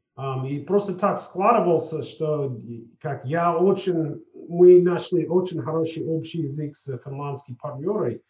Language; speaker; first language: Russian; non-native, fluent; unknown